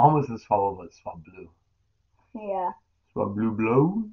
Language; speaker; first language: English; native; English